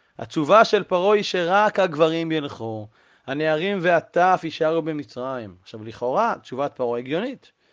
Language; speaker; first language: Hebrew; native; Hebrew